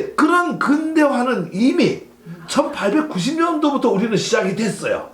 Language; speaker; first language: Korean; native; Korean